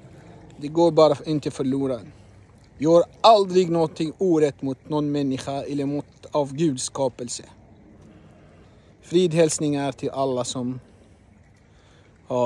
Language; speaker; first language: Swedish; non-native, fluent; Arabic